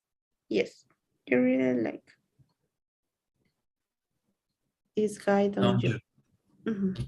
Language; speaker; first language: English; non-native, learner; Spanish